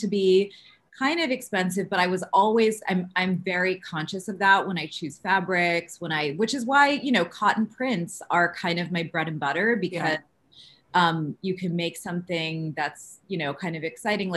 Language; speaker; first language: English; native; English